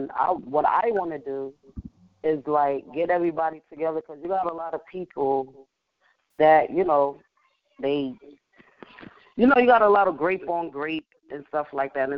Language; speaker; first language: English; native; English